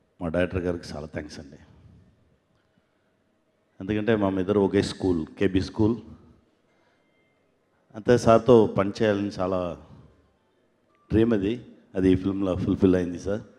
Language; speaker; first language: Telugu; non-native, learner; Tamil